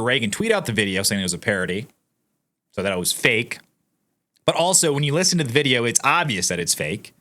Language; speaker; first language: English; native; English